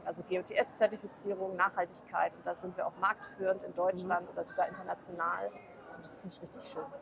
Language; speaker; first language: German; native; German